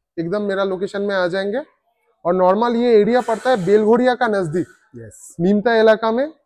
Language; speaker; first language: Hindi; non-native, local second language; Bangla